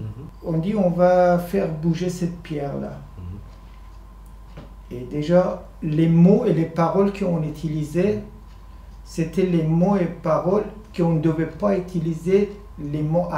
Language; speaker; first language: French; non-native, fluent; Persian